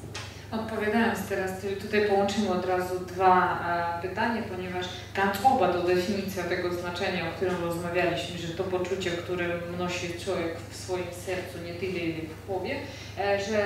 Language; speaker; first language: Polish; non-native, fluent; Georgian